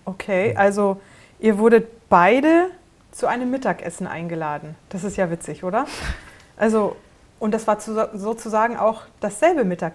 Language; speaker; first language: German; native; German